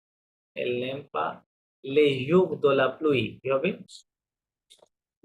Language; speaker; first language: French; non-native, fluent; Bangla